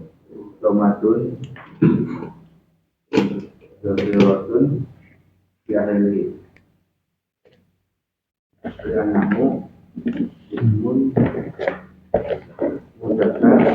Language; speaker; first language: Arabic; non-native, learner; Indonesian